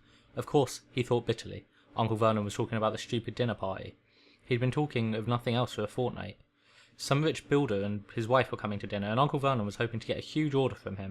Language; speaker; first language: English; native; English